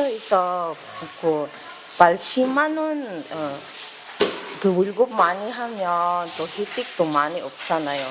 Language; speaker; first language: Korean; non-native, learner; Vietnamese